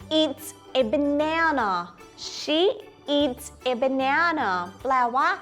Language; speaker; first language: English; non-native, fluent; Thai